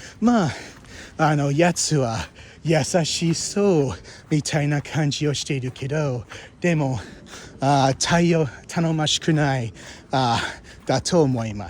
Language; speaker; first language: Japanese; non-native, fluent; English